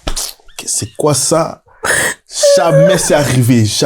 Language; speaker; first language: French; native; French